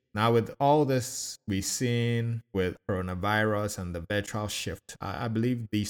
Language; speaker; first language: English; non-native, local second language; Akan